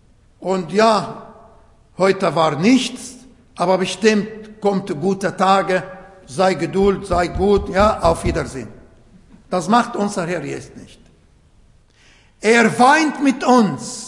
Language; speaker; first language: German; non-native, learner; Arabic